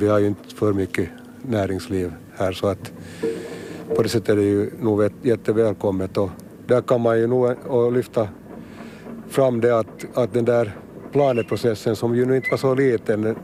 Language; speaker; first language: Swedish; native; Swedish